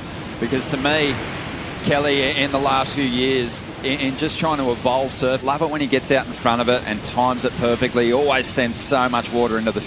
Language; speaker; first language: English; native; English